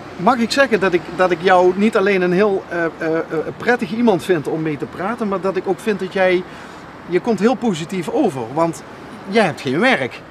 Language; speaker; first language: Dutch; native; Dutch